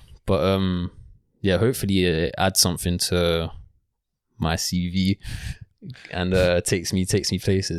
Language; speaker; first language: English; early bilingual, other home language; Spanish